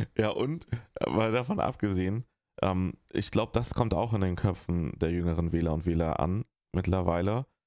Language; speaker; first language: German; native; German